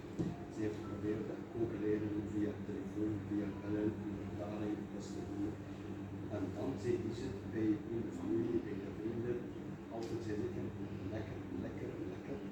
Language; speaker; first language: Dutch; non-native, learner; Kurdish